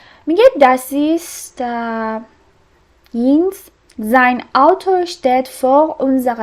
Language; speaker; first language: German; non-native, fluent; Persian